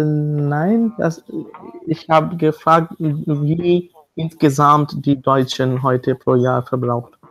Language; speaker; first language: German; non-native, learner; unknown